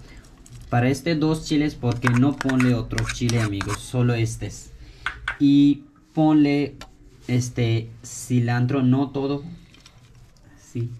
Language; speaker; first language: Spanish; non-native, learner; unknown